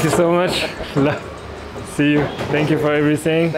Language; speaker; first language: English; non-native, fluent; French